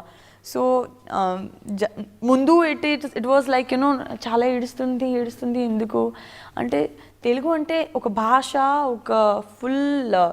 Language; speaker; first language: Telugu; non-native, learner; Gujarati